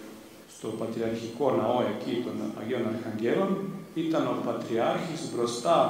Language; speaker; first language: Greek; non-native, fluent; Serbian